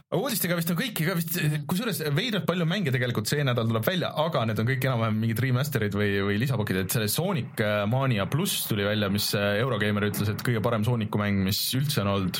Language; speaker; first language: Estonian; native; Estonian